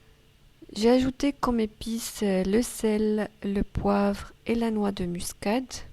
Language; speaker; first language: French; non-native, local second language; Arabic